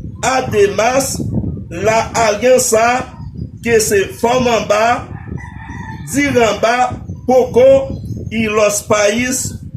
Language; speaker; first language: Spanish; non-native, learner; Haitian Creole